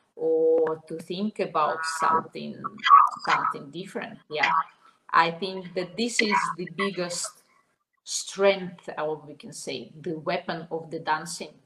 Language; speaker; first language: English; non-native, fluent; Russian